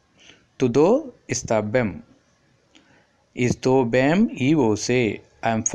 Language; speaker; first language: Portuguese; non-native, learner; Tamil